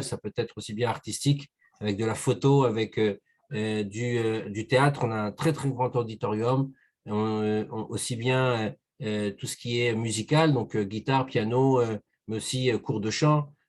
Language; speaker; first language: French; native; French